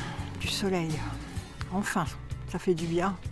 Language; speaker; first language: French; native; French